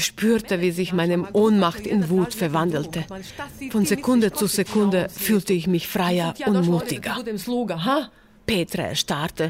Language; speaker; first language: German; non-native, fluent; Bosnian